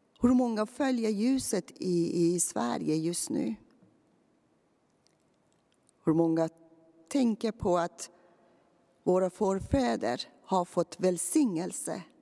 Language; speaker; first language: Swedish; non-native, fluent; Persian